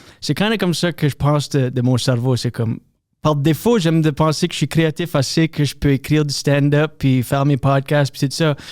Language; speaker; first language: French; native; French